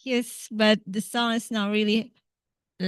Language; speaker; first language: English; non-native, fluent; Indonesian